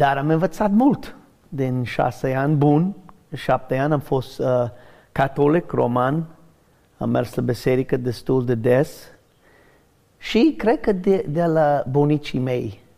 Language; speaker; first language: Romanian; non-native, learner; English